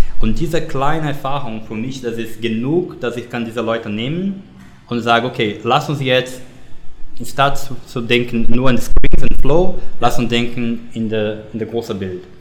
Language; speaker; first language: German; non-native, learner; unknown